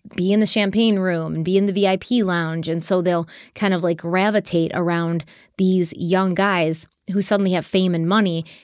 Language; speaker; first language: English; native; English